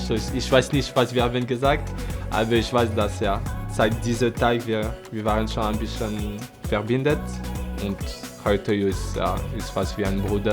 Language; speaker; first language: German; non-native, learner; French